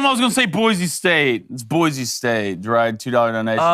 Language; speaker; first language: English; native; English